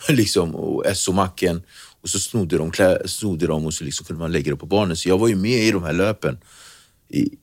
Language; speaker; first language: Swedish; early bilingual, other home language; Kabuverdianu